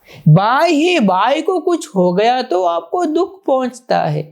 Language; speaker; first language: Hindi; non-native, fluent; Sinhala